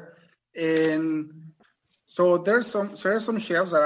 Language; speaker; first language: English; non-native, fluent; Spanish